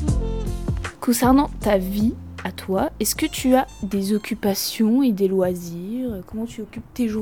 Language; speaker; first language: French; native; French